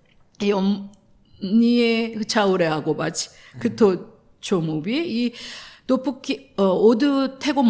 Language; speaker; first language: Polish; non-native, learner; Korean